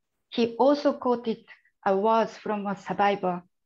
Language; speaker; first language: English; non-native, fluent; Japanese